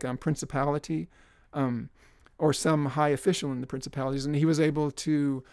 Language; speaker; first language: English; native; English